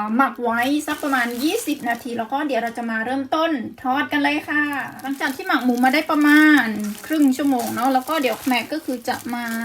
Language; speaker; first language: Thai; native; Thai